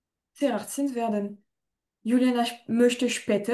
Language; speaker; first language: German; non-native, fluent; French